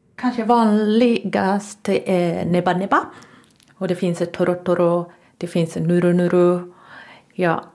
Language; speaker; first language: Swedish; non-native, fluent; Japanese